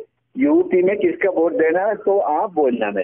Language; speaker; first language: Hindi; non-native, local second language; Malayalam